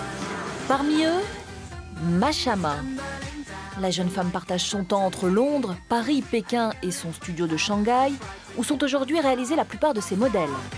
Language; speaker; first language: French; native; French